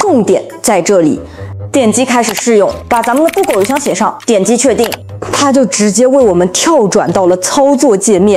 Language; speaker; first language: Chinese; native; Chinese